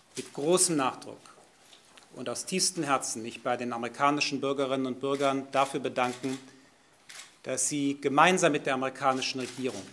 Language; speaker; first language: German; native; German